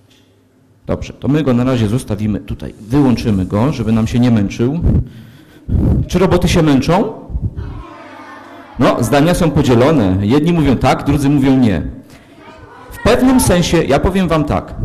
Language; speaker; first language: Polish; native; Polish